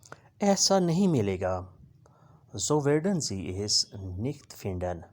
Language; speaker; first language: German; non-native, fluent; Urdu